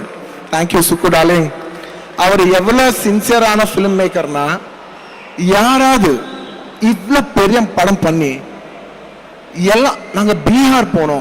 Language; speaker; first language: Tamil; non-native, local second language; Telugu